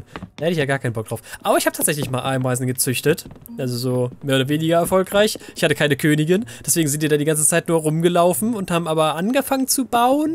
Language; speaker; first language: German; native; German